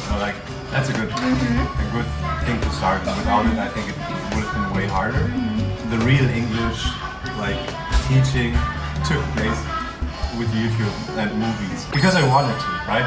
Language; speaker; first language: English; non-native, fluent; German